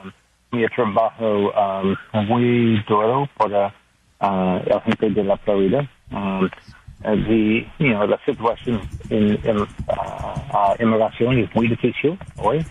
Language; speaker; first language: Spanish; non-native, learner; English